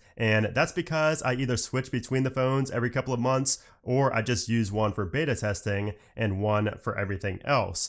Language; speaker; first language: English; native; English